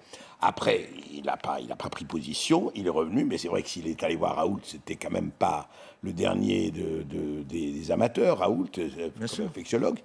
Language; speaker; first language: French; native; French